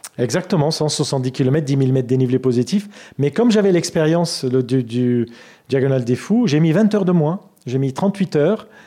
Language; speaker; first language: French; non-native, fluent; Armenian